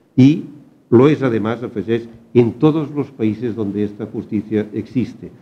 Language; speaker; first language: Spanish; non-native, local second language; Catalan